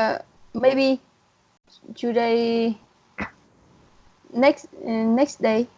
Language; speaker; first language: English; non-native, learner; Vietnamese